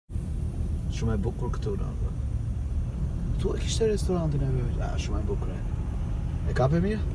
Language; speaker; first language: Albanian; native; Albanian